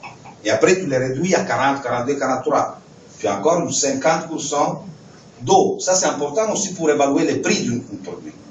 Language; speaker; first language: French; non-native, fluent; Italian